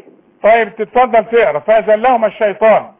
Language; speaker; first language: Arabic; native; Arabic